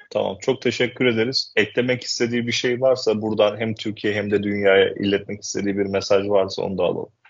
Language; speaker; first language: Turkish; native; Turkish